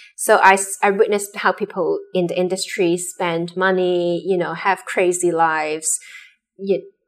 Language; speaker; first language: English; non-native, local second language; Cantonese